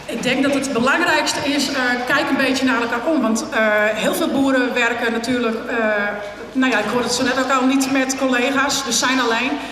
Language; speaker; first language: Dutch; non-native, local second language; Western Frisian